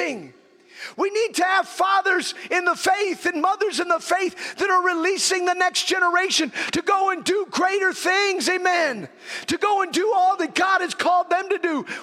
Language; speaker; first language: English; native; English